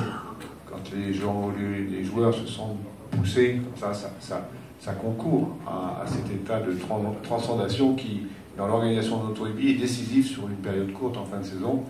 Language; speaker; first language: French; native; French